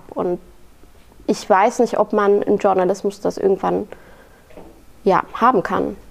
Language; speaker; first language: German; non-native, fluent; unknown